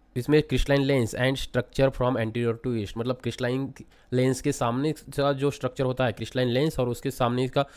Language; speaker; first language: Hindi; non-native, local second language; Marathi